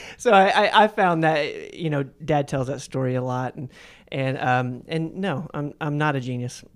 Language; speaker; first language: English; native; English